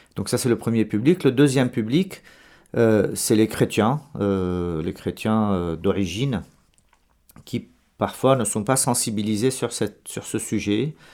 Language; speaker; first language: French; non-native, local second language; Arabic